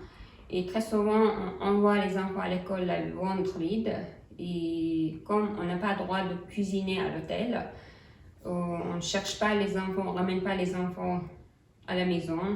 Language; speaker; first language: French; non-native, fluent; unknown